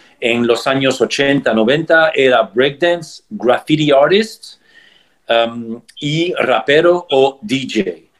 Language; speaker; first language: Spanish; early bilingual, heritage; Spanish